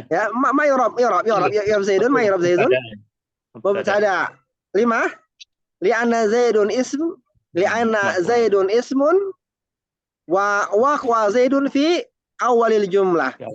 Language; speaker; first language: Arabic; non-native, fluent; Indonesian